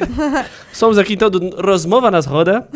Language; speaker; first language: Portuguese; native; Portuguese